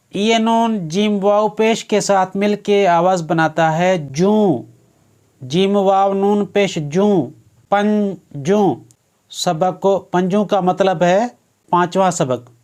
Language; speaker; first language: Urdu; non-native, local second language; Sindhi